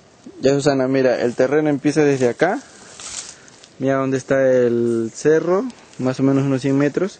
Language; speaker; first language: Spanish; native; Spanish